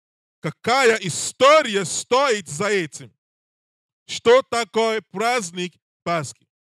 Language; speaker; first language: Russian; non-native, learner; English